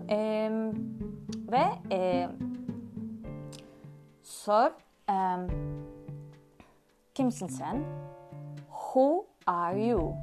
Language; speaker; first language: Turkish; non-native, learner; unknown